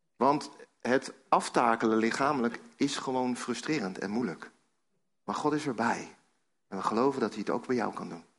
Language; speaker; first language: Dutch; native; Dutch